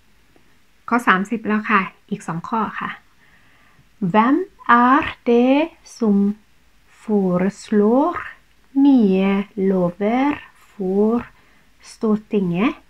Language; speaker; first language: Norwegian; non-native, fluent; Thai